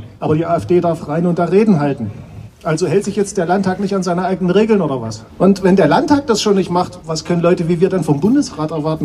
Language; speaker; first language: German; non-native, fluent; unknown